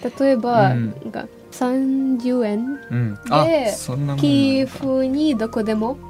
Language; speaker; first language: Japanese; non-native, fluent; Ukrainian